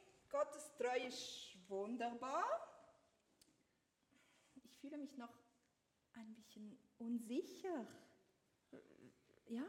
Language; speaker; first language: German; non-native, learner; French